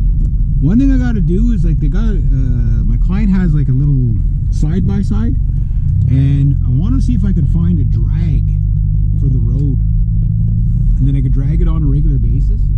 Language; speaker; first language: English; native; English